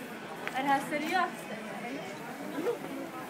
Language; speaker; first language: Swedish; native; Swedish